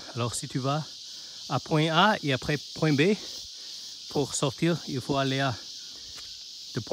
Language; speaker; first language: French; non-native, learner; Chinese